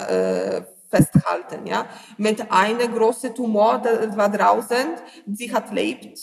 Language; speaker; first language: German; non-native, learner; Polish